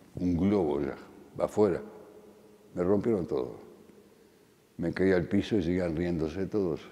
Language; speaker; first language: Spanish; early bilingual, other home language; Polish